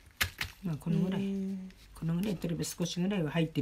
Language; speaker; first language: Japanese; native; Japanese